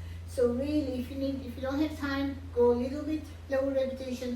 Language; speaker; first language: English; non-native, fluent; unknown